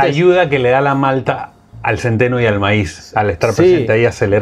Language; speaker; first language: Spanish; native; Spanish